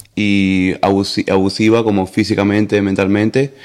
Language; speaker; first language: Spanish; early bilingual, heritage; Spanish